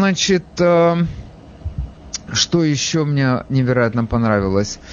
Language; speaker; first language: Russian; native; Russian